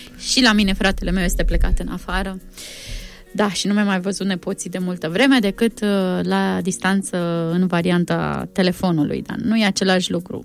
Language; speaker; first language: Romanian; native; Romanian